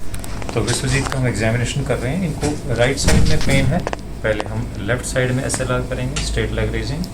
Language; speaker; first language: Hindi; native; Hindi